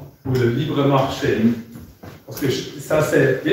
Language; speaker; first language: French; non-native, fluent; German